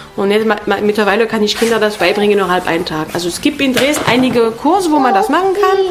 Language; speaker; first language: German; non-native, fluent; French